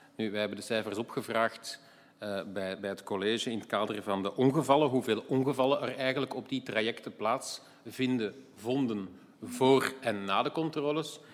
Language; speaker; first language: Dutch; native; Dutch